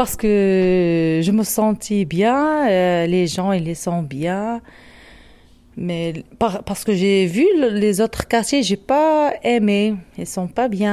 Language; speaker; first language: French; non-native, learner; Arabic